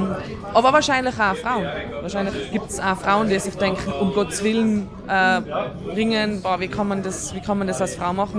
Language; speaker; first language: German; native; German